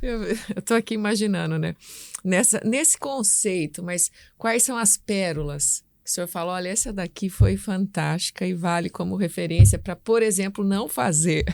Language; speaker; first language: Portuguese; native; Portuguese